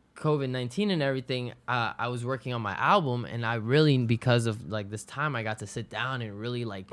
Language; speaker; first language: English; early bilingual, other home language; Spanish